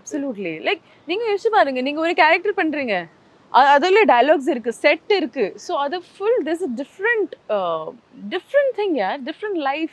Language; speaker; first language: Tamil; non-native, local second language; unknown